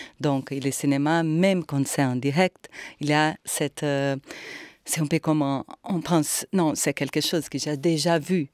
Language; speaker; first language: French; non-native, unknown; Portuguese